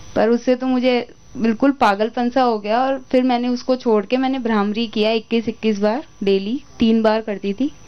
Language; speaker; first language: Hindi; native; Hindi